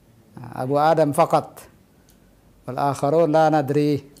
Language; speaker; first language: Arabic; non-native, fluent; Indonesian